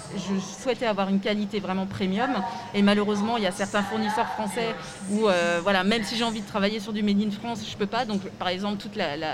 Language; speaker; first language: French; native; French